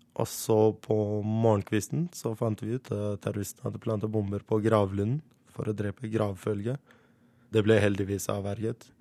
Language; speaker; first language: Norwegian; early bilingual, other home language; Kurdish